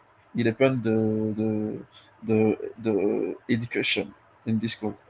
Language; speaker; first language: English; non-native, learner; French